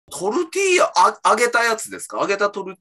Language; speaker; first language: Japanese; native; Japanese